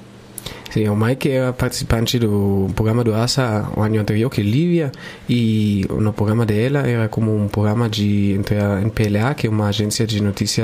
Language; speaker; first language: Portuguese; non-native, learner; Spanish